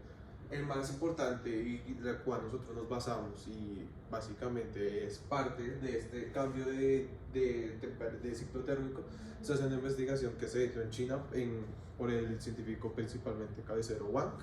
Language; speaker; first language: Spanish; native; Spanish